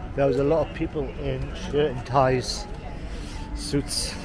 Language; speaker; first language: English; native; English